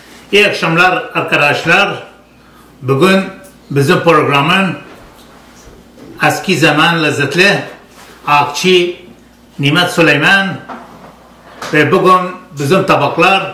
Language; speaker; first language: Turkish; non-native, learner; Arabic